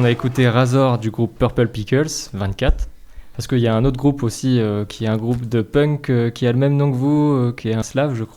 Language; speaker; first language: French; native; French